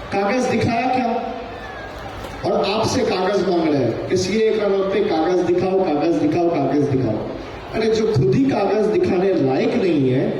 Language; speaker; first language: Hindi; non-native, local second language; Bangla